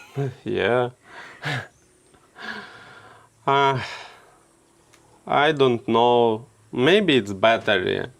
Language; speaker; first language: English; non-native, learner; Russian